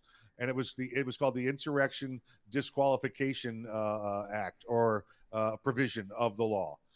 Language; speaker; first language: English; native; English